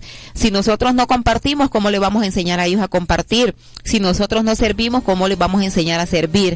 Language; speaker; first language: Spanish; native; Spanish